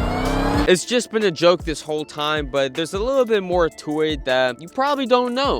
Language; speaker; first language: English; native; English